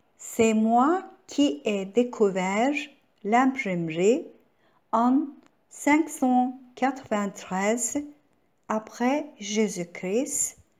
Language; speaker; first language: French; non-native, fluent; Turkish